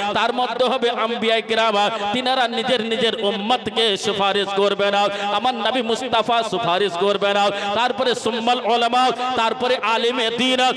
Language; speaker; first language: Bangla; non-native, local second language; Urdu